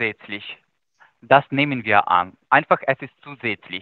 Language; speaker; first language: German; non-native, fluent; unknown